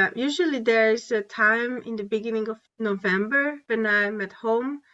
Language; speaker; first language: English; non-native, fluent; Hungarian